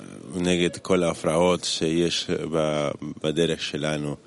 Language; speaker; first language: Hebrew; non-native, learner; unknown